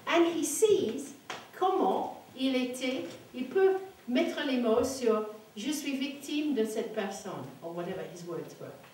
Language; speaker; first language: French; non-native, fluent; English